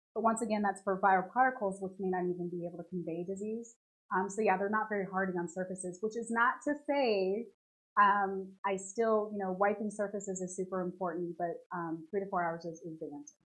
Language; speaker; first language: English; native; English